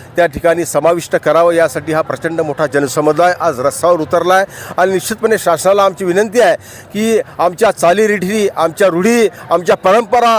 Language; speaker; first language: Marathi; non-native, local second language; Lambadi